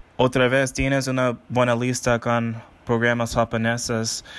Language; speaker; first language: Spanish; non-native, learner; English